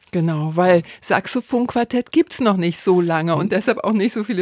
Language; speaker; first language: German; native; German